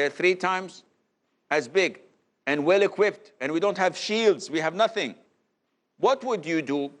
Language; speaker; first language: English; non-native, fluent; Arabic